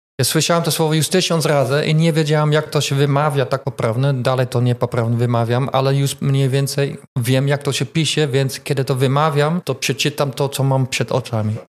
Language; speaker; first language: Polish; non-native, fluent; Dutch